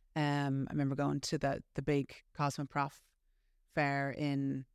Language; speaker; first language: English; native; English